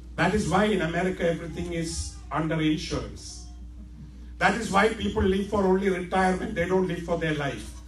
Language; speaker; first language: English; non-native, local second language; Malayalam